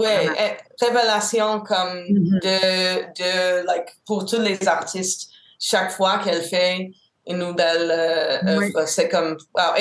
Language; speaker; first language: French; non-native, local second language; English